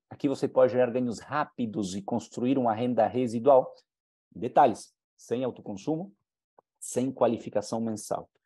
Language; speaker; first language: Portuguese; non-native, fluent; Spanish